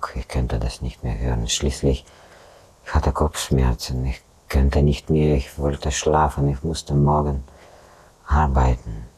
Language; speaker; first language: German; non-native, fluent; Russian